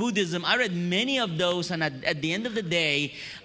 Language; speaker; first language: English; non-native, fluent; Arabic